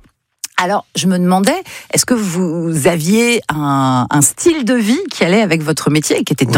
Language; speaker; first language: French; native; French